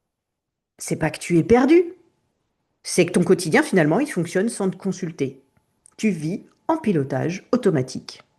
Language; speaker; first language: French; native; French